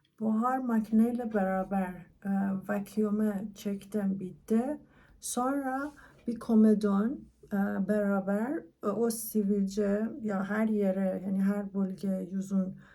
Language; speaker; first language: Turkish; non-native, learner; Persian